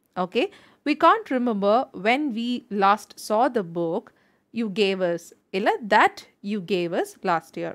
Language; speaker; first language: English; non-native, local second language; Tamil